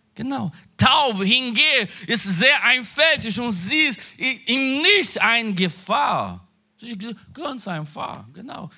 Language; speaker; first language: German; non-native, learner; Portuguese